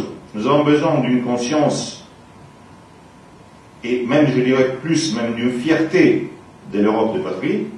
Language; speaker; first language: French; non-native, fluent; Italian